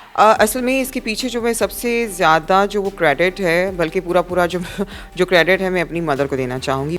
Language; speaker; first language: Urdu; non-native, local second language; Punjabi